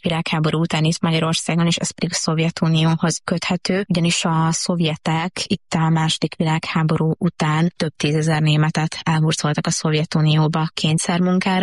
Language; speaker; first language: Hungarian; native; Hungarian